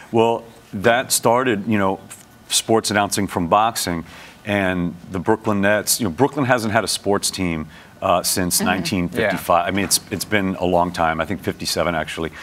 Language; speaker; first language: English; native; English